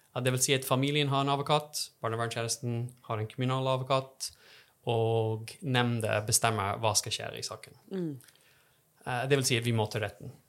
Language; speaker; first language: Norwegian; non-native, fluent; English